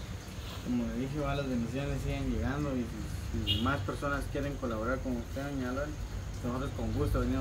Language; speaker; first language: Spanish; native; Spanish